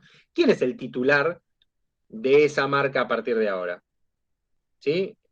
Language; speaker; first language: Spanish; native; Spanish